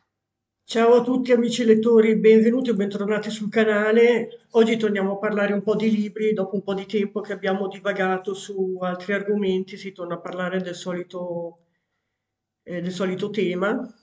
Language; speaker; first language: Italian; native; Italian